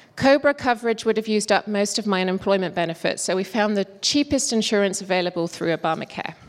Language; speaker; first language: English; native; English